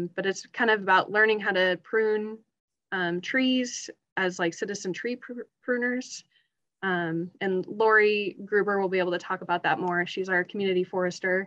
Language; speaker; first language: English; native; English